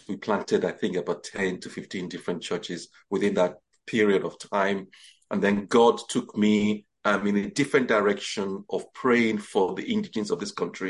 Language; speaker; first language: English; non-native, local second language; Yoruba